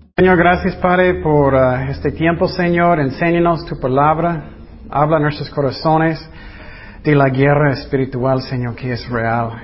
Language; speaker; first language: Spanish; non-native, fluent; English